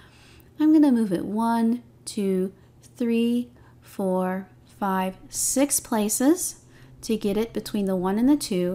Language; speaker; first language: English; native; English